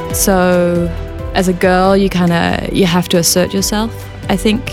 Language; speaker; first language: English; non-native, fluent; Danish